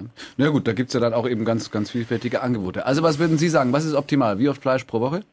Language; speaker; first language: German; native; German